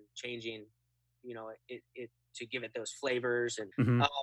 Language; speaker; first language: English; native; English